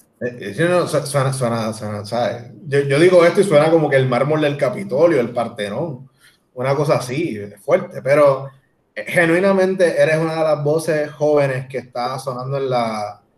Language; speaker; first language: Spanish; native; Spanish